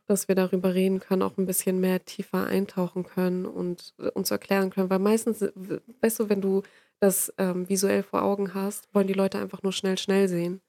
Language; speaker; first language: German; native; German